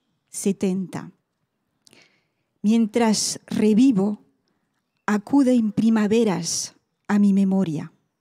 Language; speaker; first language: French; native; French